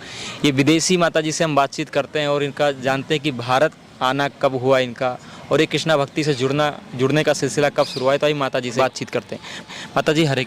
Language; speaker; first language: Hindi; native; Hindi